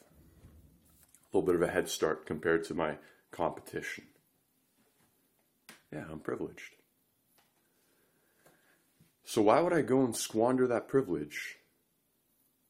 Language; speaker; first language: English; native; English